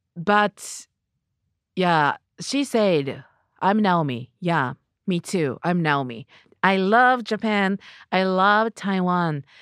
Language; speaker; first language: English; non-native, learner; Japanese